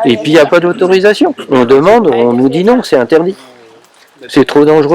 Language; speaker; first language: French; native; French